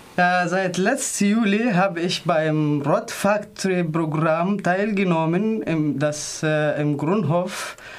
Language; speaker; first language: German; non-native, learner; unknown